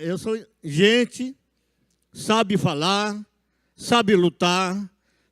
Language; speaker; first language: Portuguese; non-native, local second language; Yanomámi